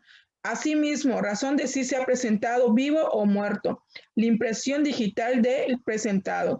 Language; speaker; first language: Spanish; native; Spanish